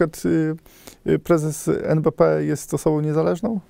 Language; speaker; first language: Polish; native; Polish